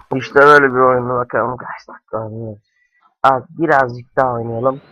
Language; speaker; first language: Turkish; native; Turkish